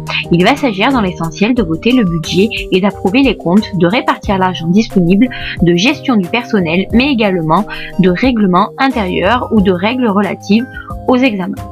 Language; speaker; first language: French; native; French